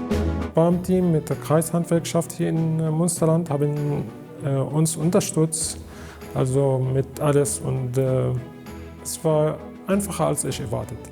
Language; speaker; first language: German; non-native, learner; Arabic